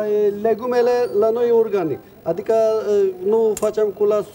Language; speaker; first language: Romanian; non-native, learner; Turkish